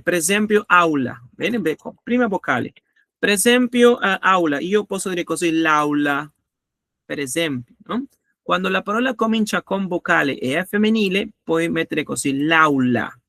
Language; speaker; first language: Italian; non-native, learner; Spanish